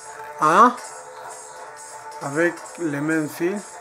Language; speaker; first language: French; non-native, learner; Spanish